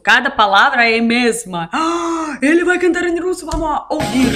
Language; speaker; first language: Portuguese; non-native, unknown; Russian